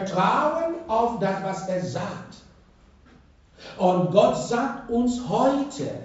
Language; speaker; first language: German; non-native, fluent; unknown